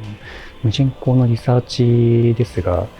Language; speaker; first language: Japanese; native; Japanese